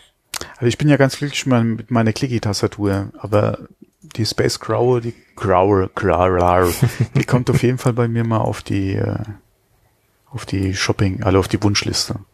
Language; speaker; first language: German; native; German